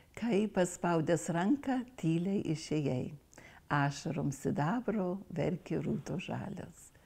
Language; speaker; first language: Lithuanian; early bilingual, heritage; Lithuanian